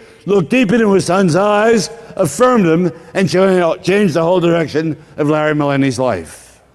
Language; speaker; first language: English; native; English